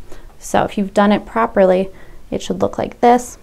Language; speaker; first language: English; native; English